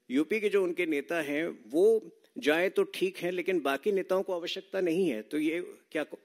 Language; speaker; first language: Hindi; native; Hindi